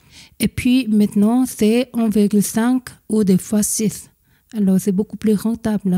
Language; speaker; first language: French; non-native, fluent; Korean